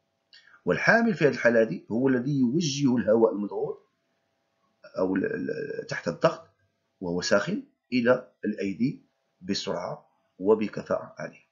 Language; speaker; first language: Arabic; native; Arabic